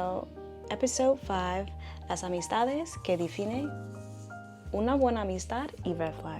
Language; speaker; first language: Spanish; non-native, fluent; English